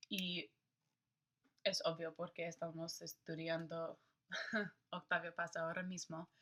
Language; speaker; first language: Spanish; non-native, learner; English